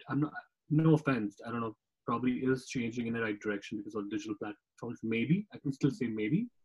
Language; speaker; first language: English; non-native, local second language; Kashmiri